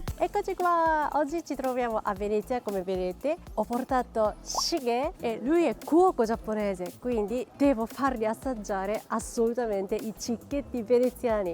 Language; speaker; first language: Italian; non-native, fluent; Japanese